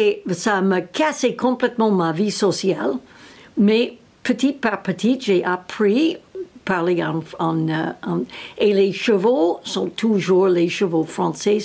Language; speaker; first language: French; non-native, learner; English